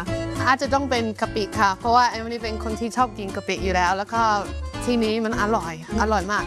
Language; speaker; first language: Thai; non-native, fluent; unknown